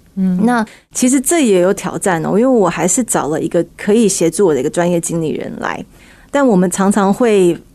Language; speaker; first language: Chinese; early bilingual, heritage; Chinese